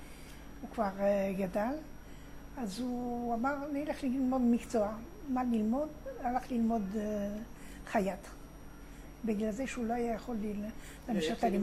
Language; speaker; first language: Hebrew; non-native, fluent; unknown